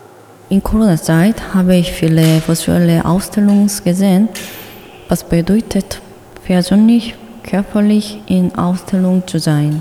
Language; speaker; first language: German; non-native, learner; Korean